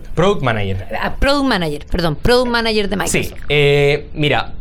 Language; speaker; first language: Spanish; native; Spanish